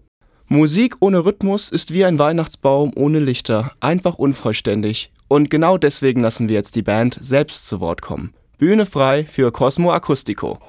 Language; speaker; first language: German; native; German